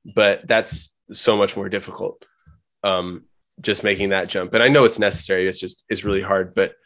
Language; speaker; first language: English; native; English